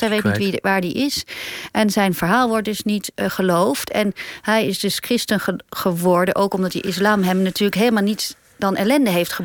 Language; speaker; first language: Dutch; native; Dutch